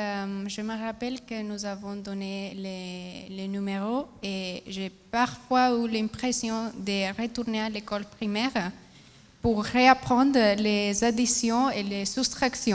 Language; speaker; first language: French; non-native, fluent; Spanish